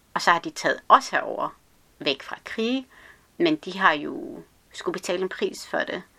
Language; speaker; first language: Danish; early bilingual, other home language; Arabic